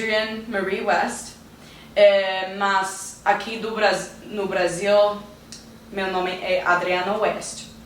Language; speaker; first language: Portuguese; non-native, learner; English